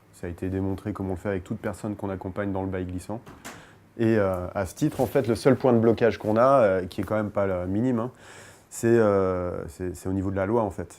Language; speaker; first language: French; native; French